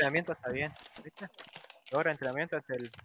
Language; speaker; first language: Spanish; native; Spanish